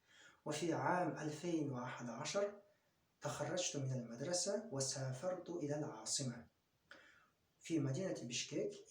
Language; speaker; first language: Arabic; non-native, fluent; Kyrgyz